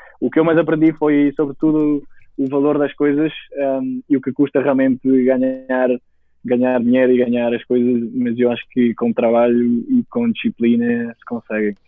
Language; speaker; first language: Portuguese; non-native, fluent; Spanish